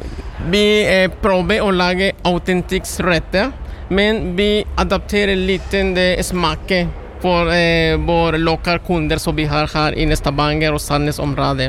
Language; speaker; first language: Norwegian; non-native, learner; Spanish